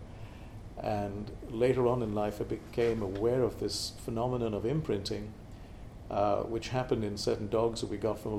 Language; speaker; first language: English; non-native, local second language; Tamil